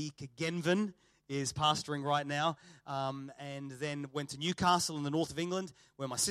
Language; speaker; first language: English; native; English